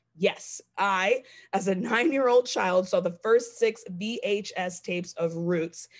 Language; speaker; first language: English; native; English